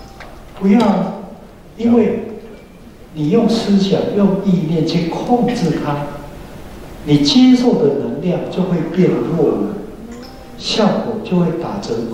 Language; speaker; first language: Chinese; native; Chinese